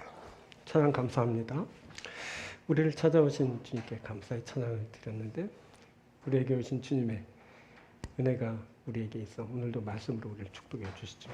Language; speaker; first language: Korean; native; Korean